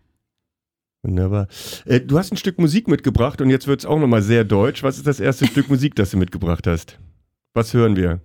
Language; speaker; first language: German; native; German